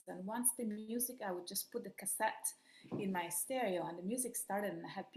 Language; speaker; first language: English; non-native, fluent; Italian